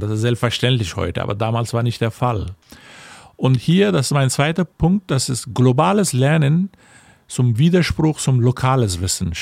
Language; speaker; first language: German; non-native, fluent; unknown